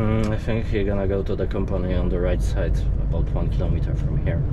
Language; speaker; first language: English; non-native, fluent; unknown